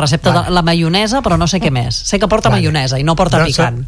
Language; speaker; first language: Catalan; native; Catalan